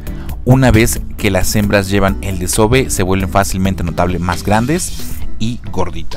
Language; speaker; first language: Spanish; native; Spanish